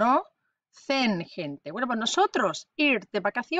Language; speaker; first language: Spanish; non-native, fluent; English